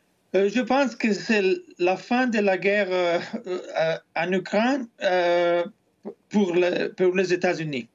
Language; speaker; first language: French; non-native, fluent; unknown